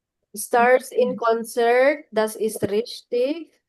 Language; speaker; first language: German; non-native, fluent; Filipino